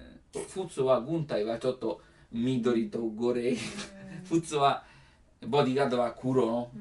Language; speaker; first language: Japanese; non-native, learner; Italian